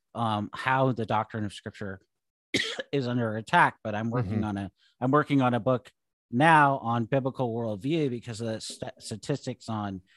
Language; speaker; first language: English; native; English